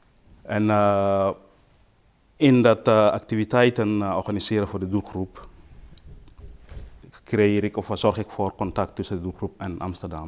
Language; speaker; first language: Dutch; non-native, fluent; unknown